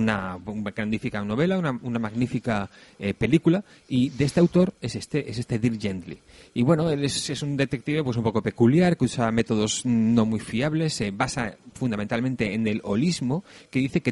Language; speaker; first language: Spanish; native; Spanish